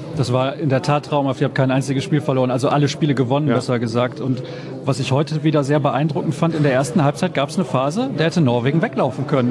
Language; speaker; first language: German; native; German